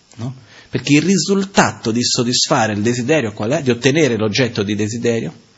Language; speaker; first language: Italian; non-native, fluent; Portuguese